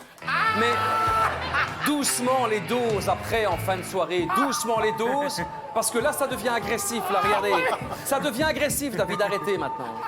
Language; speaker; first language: French; native; French